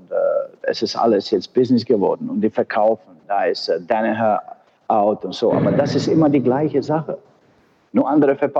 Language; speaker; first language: German; non-native, fluent; Bosnian